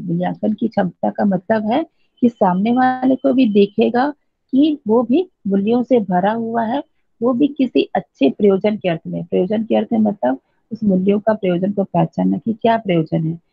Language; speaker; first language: Hindi; native; Hindi